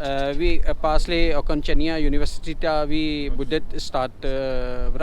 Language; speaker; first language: Russian; non-native, learner; Urdu